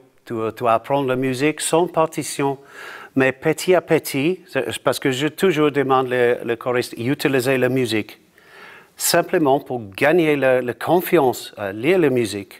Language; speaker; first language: French; non-native, learner; English